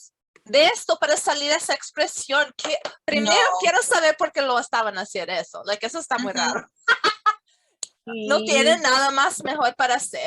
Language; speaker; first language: Spanish; non-native, fluent; English